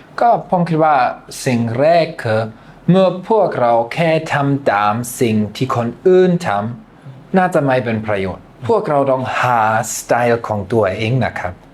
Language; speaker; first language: Thai; non-native, fluent; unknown